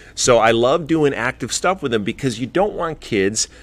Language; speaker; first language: English; native; English